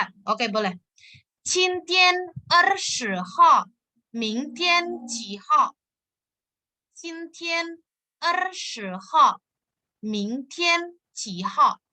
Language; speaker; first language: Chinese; non-native, fluent; Indonesian